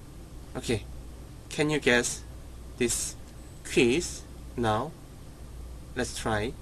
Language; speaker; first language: English; non-native, learner; Korean